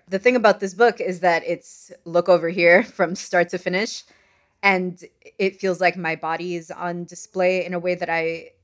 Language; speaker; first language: English; non-native, fluent; Arabic